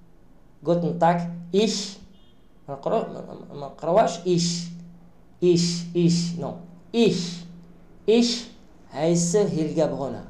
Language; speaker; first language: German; non-native, learner; Arabic